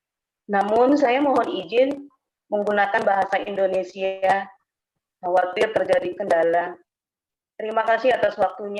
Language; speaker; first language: Indonesian; native; Indonesian